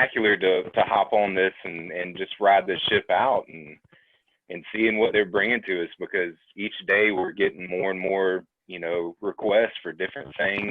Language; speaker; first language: English; native; English